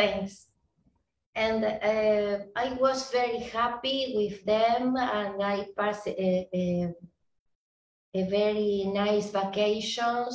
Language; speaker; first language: English; non-native, learner; Spanish